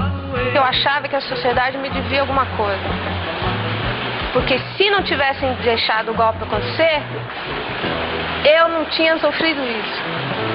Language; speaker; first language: Portuguese; native; Portuguese